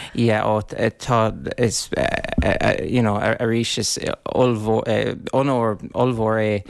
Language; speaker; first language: Irish; non-native, local second language; English